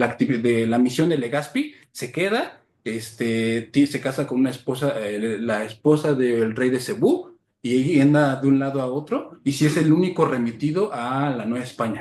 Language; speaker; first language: Spanish; native; Spanish